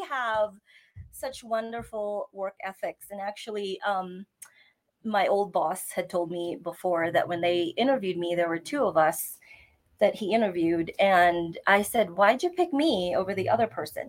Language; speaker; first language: English; non-native, local second language; Bikol